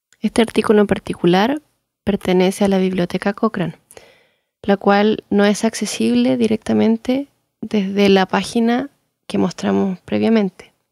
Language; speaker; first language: Spanish; native; Spanish